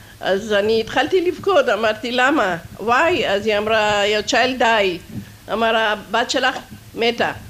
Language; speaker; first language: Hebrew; non-native, fluent; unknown